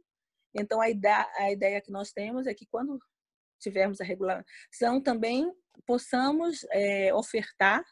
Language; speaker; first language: Portuguese; native; Portuguese